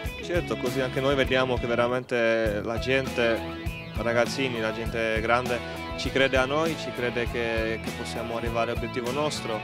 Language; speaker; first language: Italian; non-native, fluent; Czech